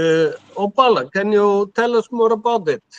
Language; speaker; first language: English; non-native, fluent; Icelandic